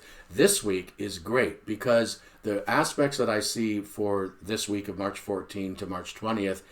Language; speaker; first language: English; native; English